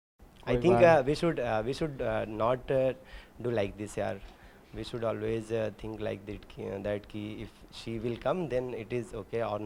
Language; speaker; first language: English; non-native, learner; Hindi